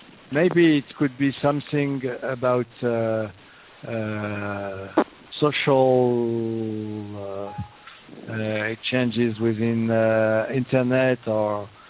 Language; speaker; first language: English; non-native, fluent; French